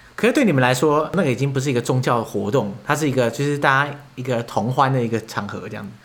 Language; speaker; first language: Chinese; native; Chinese